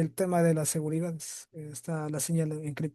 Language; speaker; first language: Spanish; native; Spanish